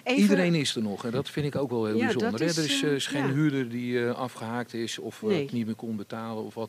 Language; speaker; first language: Dutch; native; Dutch